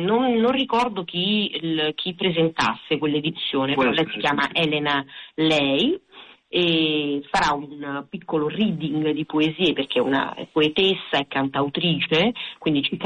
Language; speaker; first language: Italian; native; Italian